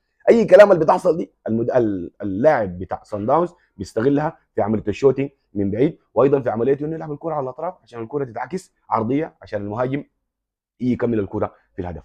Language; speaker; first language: Arabic; native; Arabic